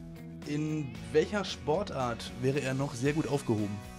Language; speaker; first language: German; native; German